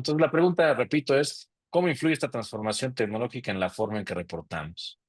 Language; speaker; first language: Spanish; native; Spanish